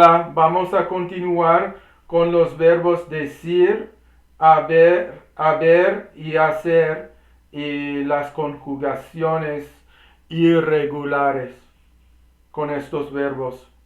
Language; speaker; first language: Spanish; non-native, learner; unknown